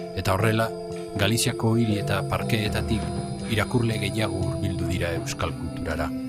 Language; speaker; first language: Basque; non-native, fluent; Galician